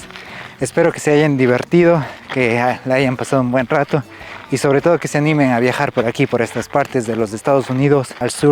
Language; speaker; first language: Spanish; native; Spanish